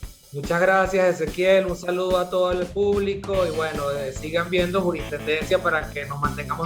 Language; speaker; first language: Spanish; native; Spanish